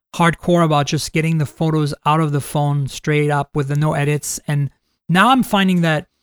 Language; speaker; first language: English; non-native, fluent; French